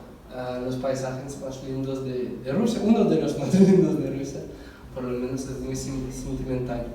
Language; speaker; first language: Spanish; non-native, fluent; Russian